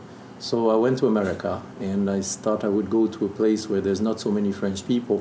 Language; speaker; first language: English; non-native, fluent; French